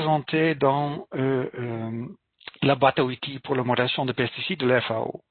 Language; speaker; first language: French; non-native, fluent; Dutch